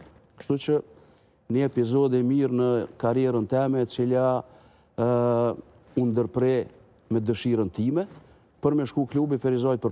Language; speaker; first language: Albanian; native; Albanian